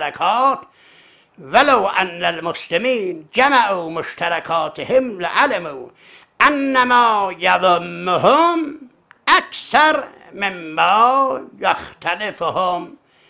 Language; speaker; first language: Arabic; non-native, fluent; Azerbaijani